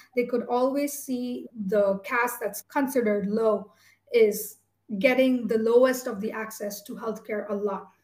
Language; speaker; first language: English; non-native, local second language; Tamil